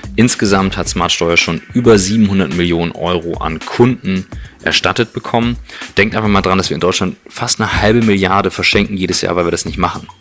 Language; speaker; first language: German; native; German